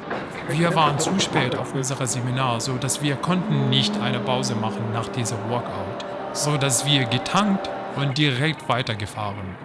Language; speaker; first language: German; non-native, learner; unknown